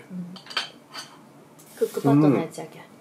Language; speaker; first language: Japanese; native; Japanese